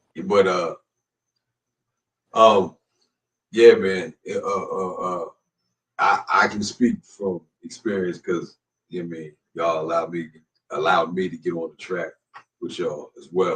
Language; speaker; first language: English; native; English